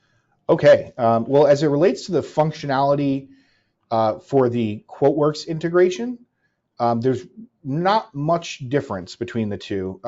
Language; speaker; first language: English; native; English